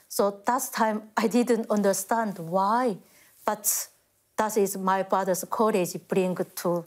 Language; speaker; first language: English; non-native, fluent; Korean